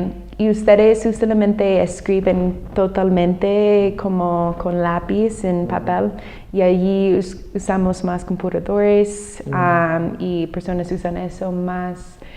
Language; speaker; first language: Spanish; non-native, fluent; English